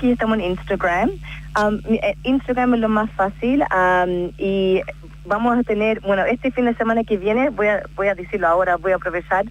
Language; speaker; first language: Spanish; non-native, fluent; English